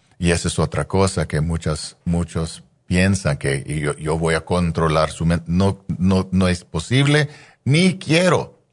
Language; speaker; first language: Spanish; non-native, fluent; English